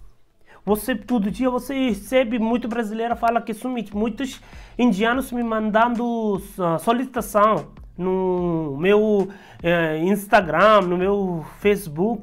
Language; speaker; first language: Portuguese; non-native, learner; Hindi